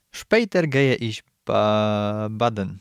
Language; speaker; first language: German; non-native, learner; Polish